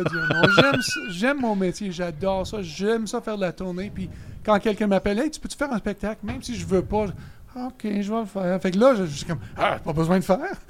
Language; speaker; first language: French; native; French